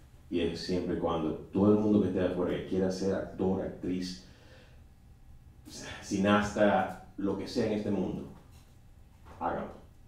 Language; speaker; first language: Spanish; native; Spanish